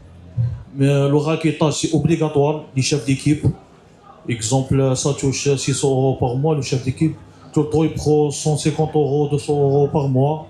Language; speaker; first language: French; non-native, learner; Arabic